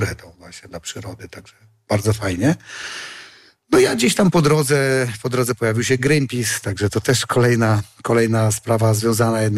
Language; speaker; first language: Polish; native; Polish